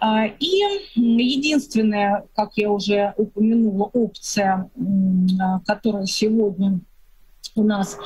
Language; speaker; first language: Russian; native; Russian